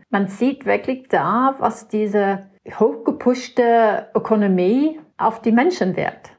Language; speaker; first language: German; non-native, fluent; English